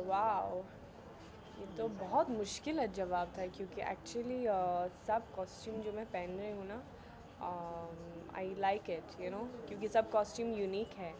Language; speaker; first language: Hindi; non-native, learner; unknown